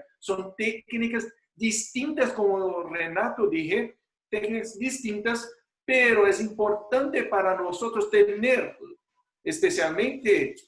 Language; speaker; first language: Spanish; non-native, fluent; Portuguese